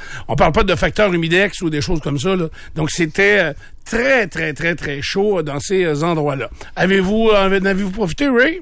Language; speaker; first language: French; native; French